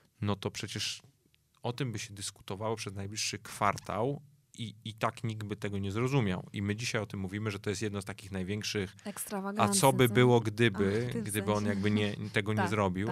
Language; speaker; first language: Polish; native; Polish